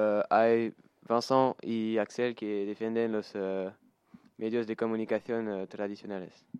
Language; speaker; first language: Spanish; non-native, learner; French